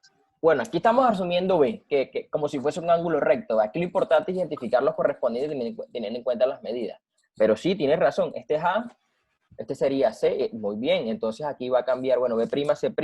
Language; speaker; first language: Spanish; native; Spanish